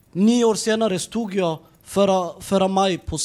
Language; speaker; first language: Swedish; early bilingual, other home language; Somali